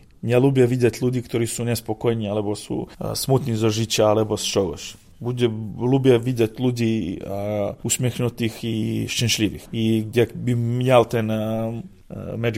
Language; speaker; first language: Polish; non-native, learner; Serbian